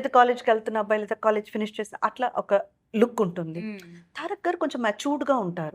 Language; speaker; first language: Telugu; native; Telugu